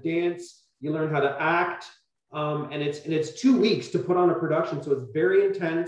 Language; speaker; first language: English; native; English